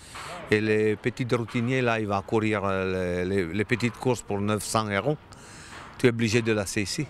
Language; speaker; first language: French; non-native, learner; Italian